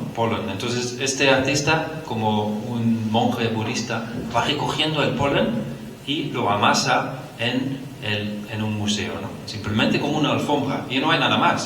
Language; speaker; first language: Spanish; non-native, fluent; Dutch